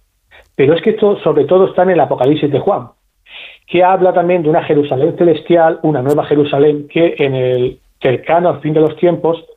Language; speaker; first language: Spanish; native; Spanish